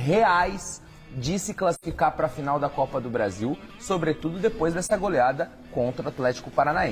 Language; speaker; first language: Portuguese; native; Portuguese